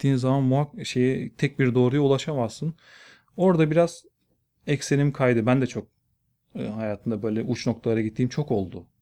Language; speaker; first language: Turkish; native; Turkish